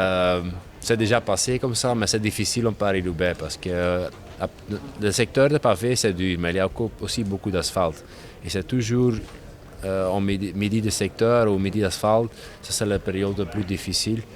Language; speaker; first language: French; non-native, learner; Dutch